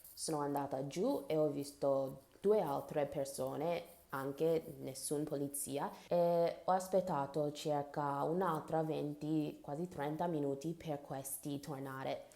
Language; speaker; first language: Italian; non-native, learner; English